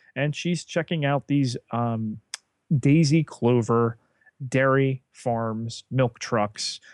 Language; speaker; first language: English; native; English